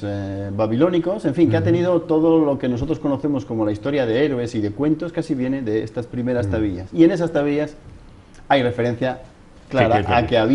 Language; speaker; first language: Spanish; native; Spanish